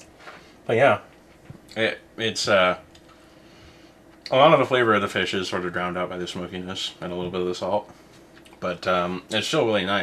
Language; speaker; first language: English; native; English